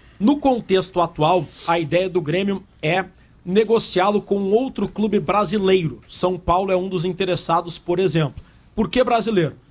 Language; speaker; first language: Portuguese; native; Portuguese